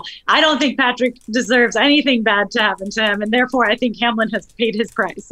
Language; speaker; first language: English; native; English